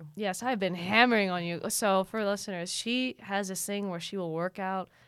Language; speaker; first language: English; early bilingual, other home language; Cebuano